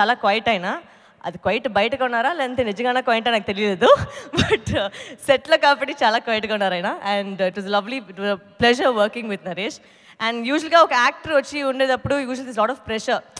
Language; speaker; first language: Telugu; non-native, local second language; Tamil